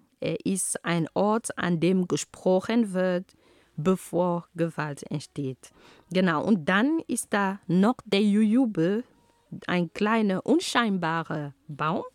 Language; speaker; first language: German; non-native, fluent; Ghomala